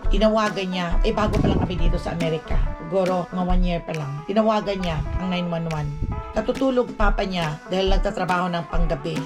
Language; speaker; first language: Filipino; non-native, local second language; Aklanon